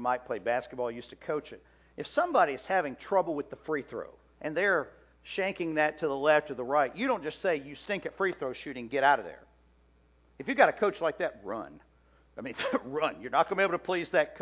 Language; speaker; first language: English; native; English